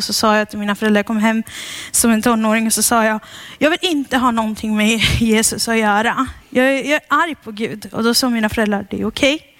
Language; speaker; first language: Swedish; early bilingual, heritage; Swedish